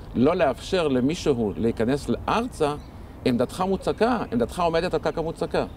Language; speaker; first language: Hebrew; early bilingual, other home language; Arabic